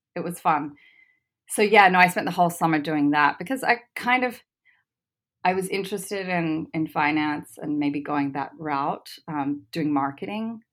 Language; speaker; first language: English; native; English